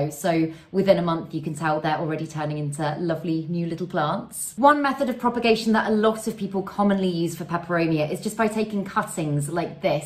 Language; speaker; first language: English; native; English